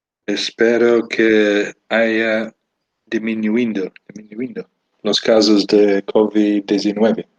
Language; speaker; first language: Spanish; non-native, learner; English